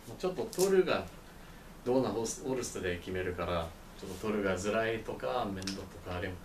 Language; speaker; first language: Japanese; non-native, learner; English